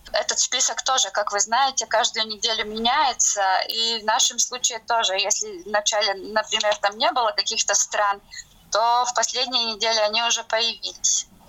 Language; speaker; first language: Russian; non-native, local second language; Latvian